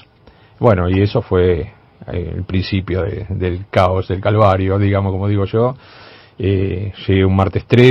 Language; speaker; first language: Spanish; native; Spanish